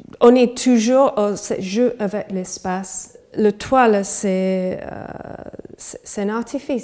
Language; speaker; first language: French; non-native, fluent; English